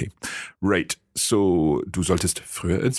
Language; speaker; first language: German; non-native, fluent; English